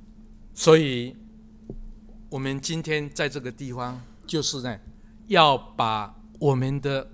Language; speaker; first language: Chinese; non-native, local second language; Min Nan Chinese